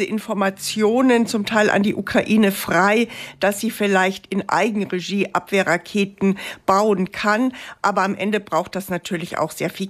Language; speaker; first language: German; native; German